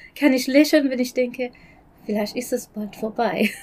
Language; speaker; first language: German; non-native, fluent; Persian